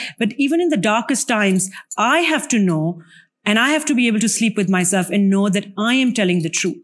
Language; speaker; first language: English; non-native, local second language; Urdu